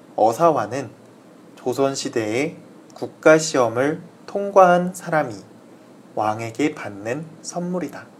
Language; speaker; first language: Korean; native; Korean